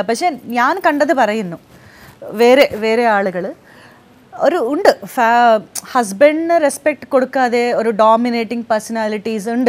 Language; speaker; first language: Malayalam; non-native, fluent; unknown